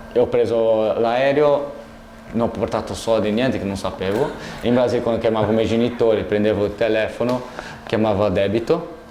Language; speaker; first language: Italian; non-native, fluent; Portuguese